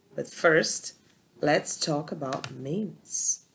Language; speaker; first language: English; non-native, fluent; Portuguese